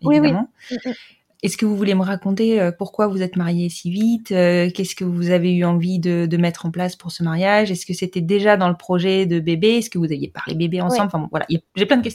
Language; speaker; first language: French; native; French